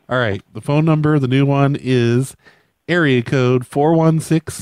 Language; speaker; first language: English; native; English